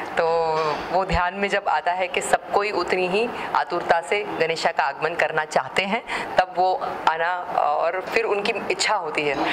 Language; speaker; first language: Hindi; non-native, local second language; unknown